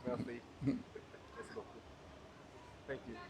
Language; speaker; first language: English; non-native, learner; Japanese